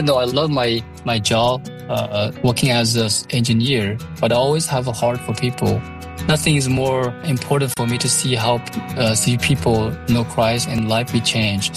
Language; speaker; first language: English; non-native, fluent; Chinese